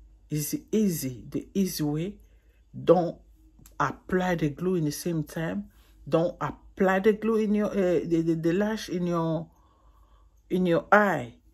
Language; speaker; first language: English; non-native, learner; Lingala